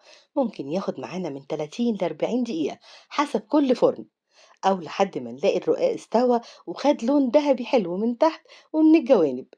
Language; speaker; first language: Arabic; native; Arabic